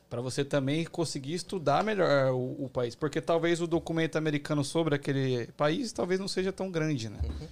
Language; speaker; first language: Portuguese; native; Portuguese